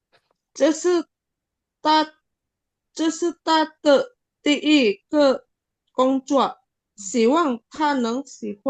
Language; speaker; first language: Chinese; non-native, learner; Indonesian